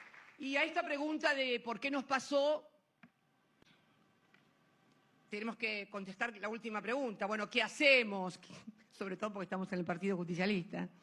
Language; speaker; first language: Spanish; native; Spanish